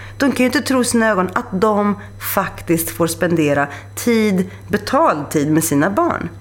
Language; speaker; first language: Swedish; early bilingual, other home language; Greek